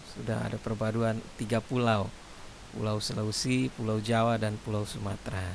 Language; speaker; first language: Indonesian; native; Indonesian